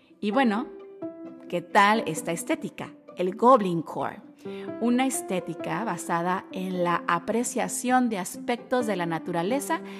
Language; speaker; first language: Spanish; native; Spanish